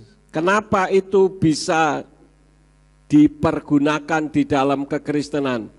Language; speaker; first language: Indonesian; native; Indonesian